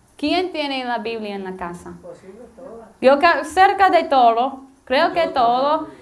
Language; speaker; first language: Spanish; non-native, learner; English